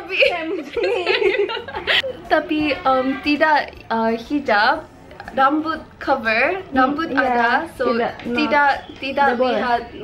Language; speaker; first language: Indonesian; non-native, learner; English